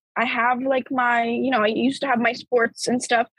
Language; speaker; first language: English; early bilingual, other home language; Bulgarian